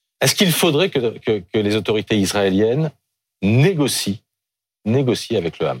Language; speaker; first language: French; native; French